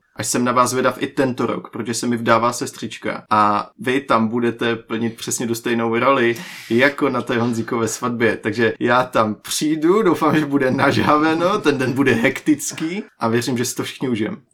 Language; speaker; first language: Czech; native; Czech